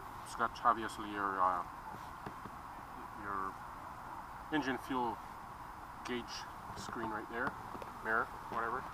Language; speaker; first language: English; native; English